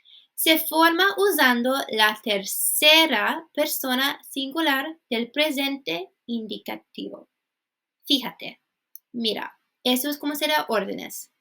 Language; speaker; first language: Spanish; non-native, fluent; English